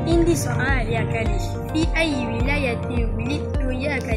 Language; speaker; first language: Arabic; non-native, learner; Malay